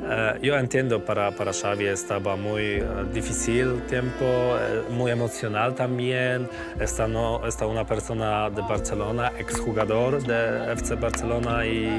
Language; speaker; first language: Spanish; non-native, learner; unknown